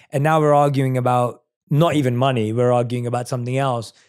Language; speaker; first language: English; native; English